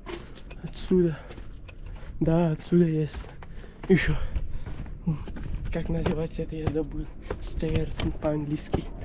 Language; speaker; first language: Russian; non-native, learner; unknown